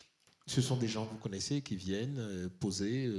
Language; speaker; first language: French; native; French